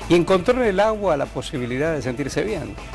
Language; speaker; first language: Spanish; native; Spanish